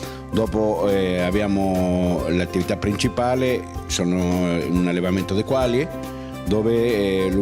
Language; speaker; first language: Italian; non-native, fluent; Spanish